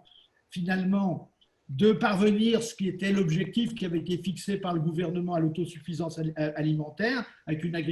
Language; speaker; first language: French; native; French